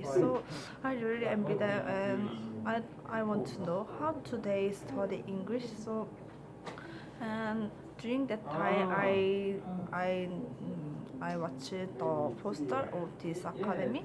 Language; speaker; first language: English; non-native, learner; Korean